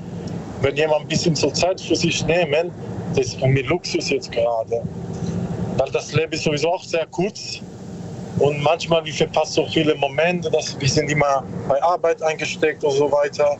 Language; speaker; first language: German; non-native, learner; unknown